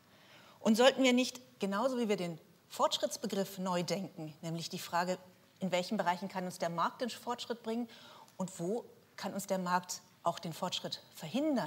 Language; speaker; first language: German; native; German